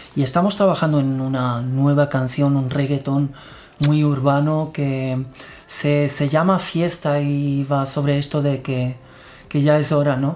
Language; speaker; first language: Spanish; early bilingual, other home language; German